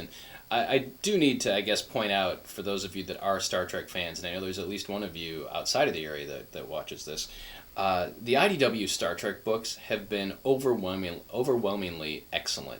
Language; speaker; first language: English; native; English